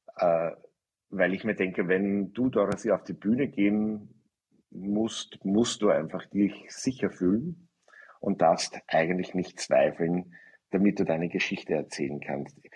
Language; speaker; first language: German; native; German